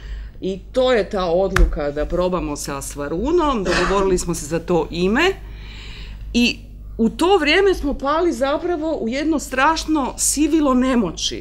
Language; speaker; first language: Croatian; native; Croatian